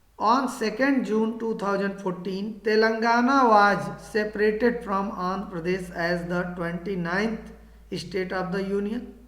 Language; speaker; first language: Hindi; native; Hindi